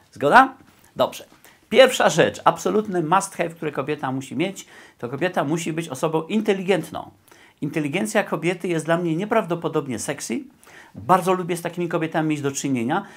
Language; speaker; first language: Polish; native; Polish